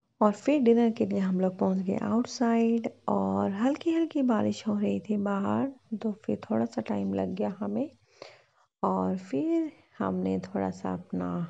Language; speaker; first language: Hindi; non-native, local second language; Punjabi